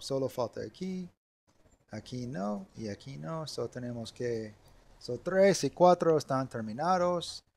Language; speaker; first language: Spanish; non-native, learner; English